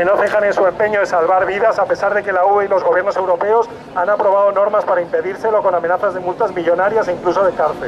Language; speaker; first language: Spanish; native; Spanish